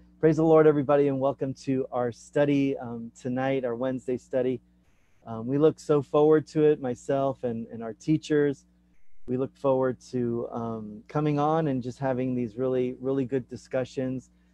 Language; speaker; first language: English; native; English